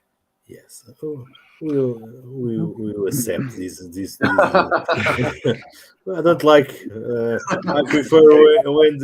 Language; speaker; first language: English; non-native, learner; Portuguese